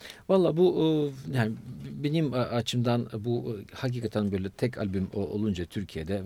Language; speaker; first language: Turkish; non-native, fluent; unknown